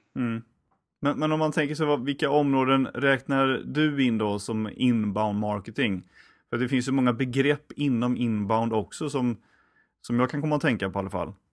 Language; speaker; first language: Swedish; native; Swedish